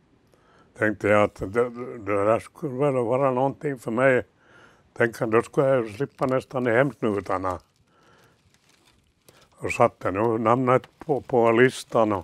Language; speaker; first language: Swedish; native; Swedish